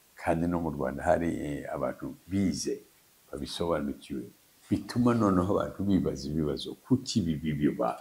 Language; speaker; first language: Kinyarwanda; early bilingual, heritage; Kinyarwanda